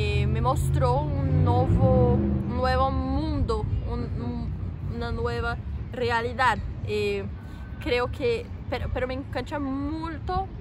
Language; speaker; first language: Spanish; non-native, learner; Portuguese